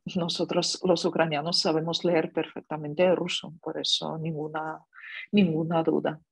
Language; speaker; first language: Spanish; non-native, fluent; Ukrainian